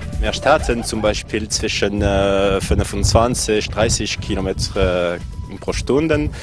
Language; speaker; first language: German; non-native, learner; French